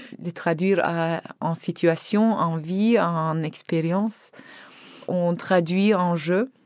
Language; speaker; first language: French; non-native, fluent; Turkish